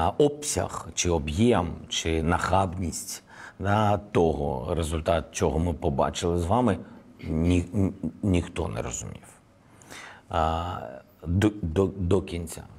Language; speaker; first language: Ukrainian; non-native, local second language; Russian